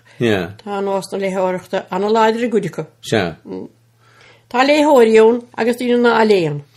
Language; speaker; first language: Irish; native; Irish